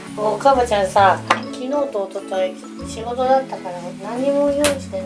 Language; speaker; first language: Japanese; native; Japanese